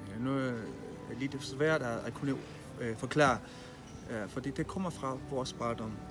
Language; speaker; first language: Danish; early bilingual, heritage; Spanish